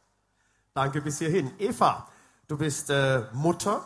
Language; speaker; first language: German; native; German